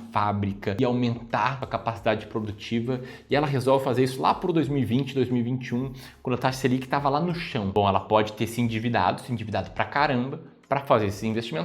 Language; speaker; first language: Portuguese; native; Portuguese